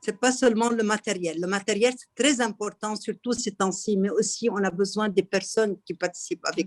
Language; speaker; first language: French; non-native, local second language; Arabic